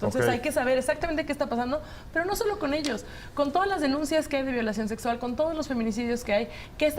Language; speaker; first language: Spanish; native; Spanish